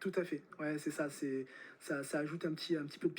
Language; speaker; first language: French; native; French